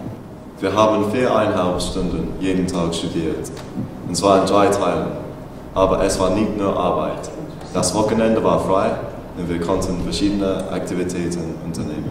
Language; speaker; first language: German; non-native, learner; English